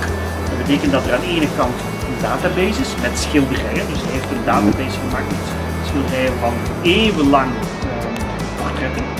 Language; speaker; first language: Dutch; native; Dutch